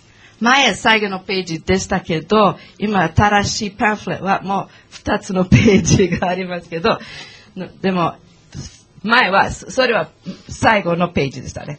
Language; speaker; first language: Japanese; non-native, learner; English